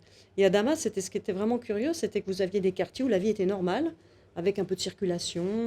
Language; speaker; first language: French; native; French